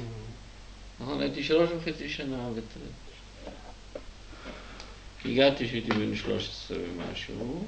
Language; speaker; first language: Hebrew; non-native, fluent; Czech